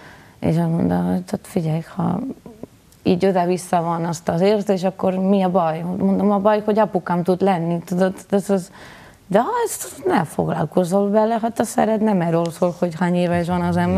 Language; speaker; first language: Hungarian; non-native, fluent; Spanish